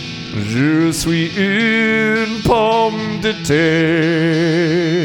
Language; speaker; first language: French; non-native, learner; English